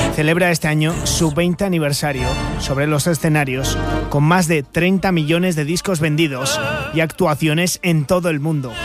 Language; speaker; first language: Spanish; native; Spanish